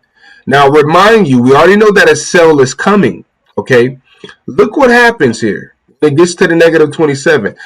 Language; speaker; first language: English; native; English